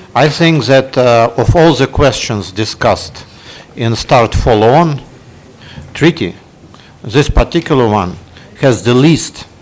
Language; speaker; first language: English; non-native, fluent; Russian